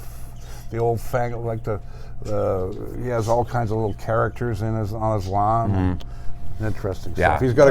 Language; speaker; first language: English; native; English